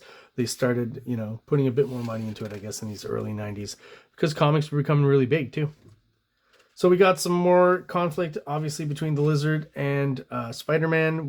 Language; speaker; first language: English; native; English